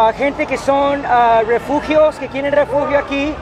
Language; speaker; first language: Spanish; early bilingual, heritage; Spanish